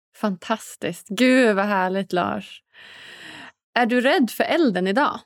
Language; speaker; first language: Swedish; native; Swedish